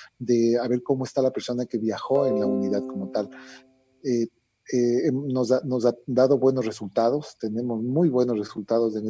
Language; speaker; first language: Spanish; native; Spanish